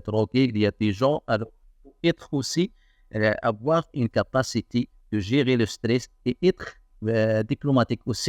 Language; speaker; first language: French; non-native, learner; Arabic